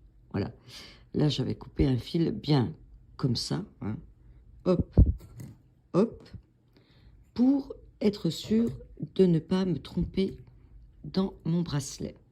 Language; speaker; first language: French; native; French